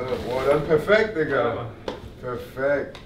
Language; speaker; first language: German; native; German